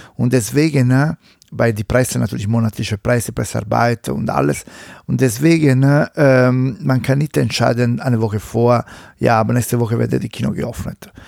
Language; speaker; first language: German; non-native, fluent; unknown